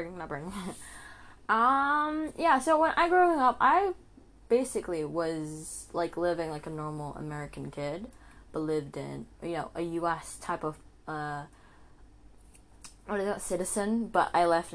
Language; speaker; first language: English; non-native, fluent; Indonesian